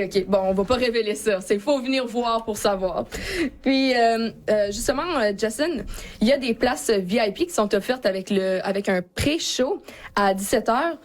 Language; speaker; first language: French; native; French